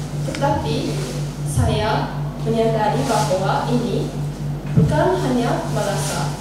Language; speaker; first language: Indonesian; non-native, learner; Japanese